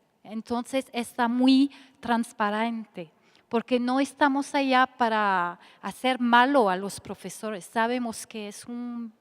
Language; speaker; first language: Spanish; non-native, fluent; French